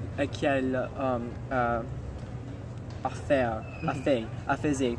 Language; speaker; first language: French; non-native, learner; English